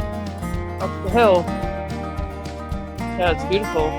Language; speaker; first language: English; non-native, fluent; Dutch